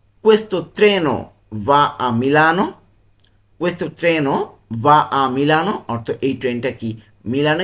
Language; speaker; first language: Italian; non-native, learner; Bangla